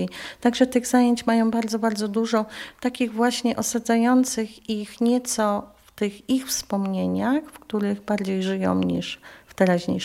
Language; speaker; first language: Polish; native; Polish